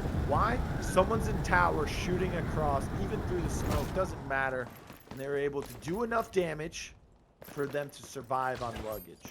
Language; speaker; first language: English; native; English